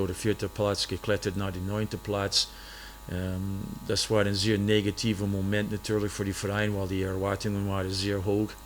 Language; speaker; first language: German; non-native, fluent; English